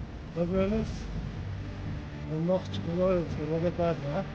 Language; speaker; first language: Russian; non-native, local second language; Chechen